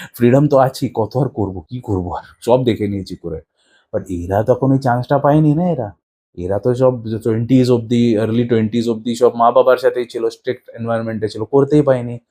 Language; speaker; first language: Bangla; native; Bangla